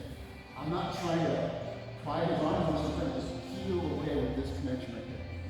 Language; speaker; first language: English; native; English